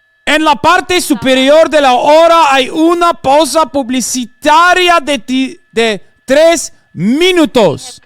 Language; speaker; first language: Spanish; non-native, learner; English